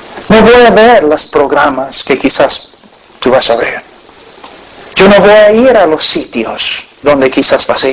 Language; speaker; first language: Spanish; non-native, fluent; English